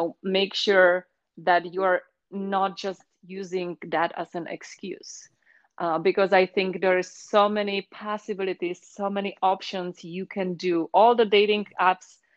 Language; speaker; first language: English; non-native, fluent; Czech